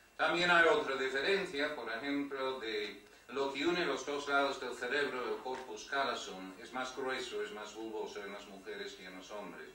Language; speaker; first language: Spanish; non-native, fluent; English